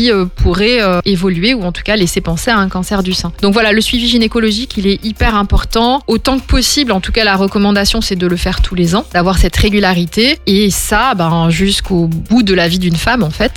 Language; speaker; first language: French; native; French